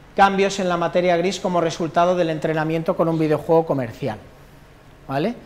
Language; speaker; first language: Spanish; non-native, local second language; Catalan